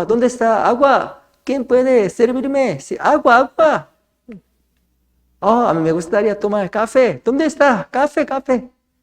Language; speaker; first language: Spanish; non-native, fluent; Korean